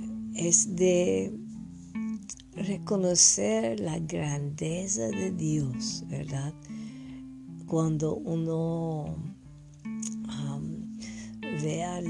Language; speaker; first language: Spanish; non-native, fluent; French